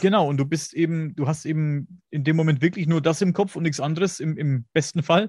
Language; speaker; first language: German; native; German